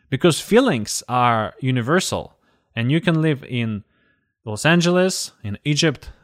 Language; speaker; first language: English; non-native, fluent; Russian